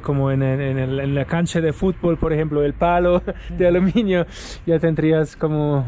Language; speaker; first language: Spanish; non-native, fluent; German